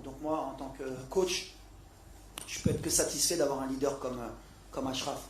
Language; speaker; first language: French; native; French